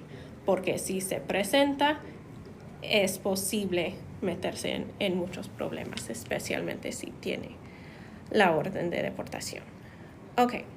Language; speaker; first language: Spanish; non-native, fluent; English